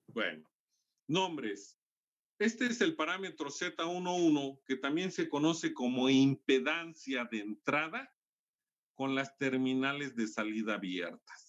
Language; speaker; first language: Spanish; native; Spanish